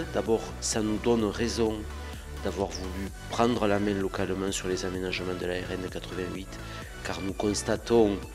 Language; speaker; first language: French; native; French